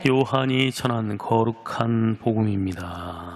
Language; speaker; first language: Korean; native; Korean